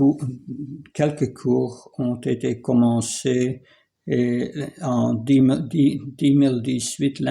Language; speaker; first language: French; non-native, fluent; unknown